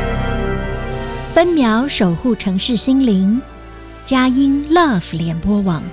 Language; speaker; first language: Chinese; native; Chinese